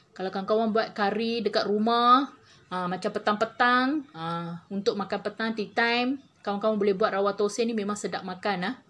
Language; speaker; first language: Malay; non-native, local second language; Tamil